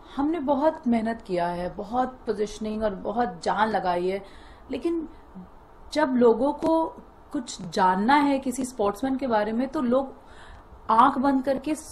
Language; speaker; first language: Hindi; native; Hindi